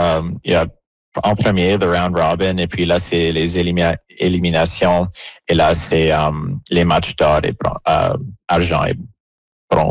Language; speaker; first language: French; native; French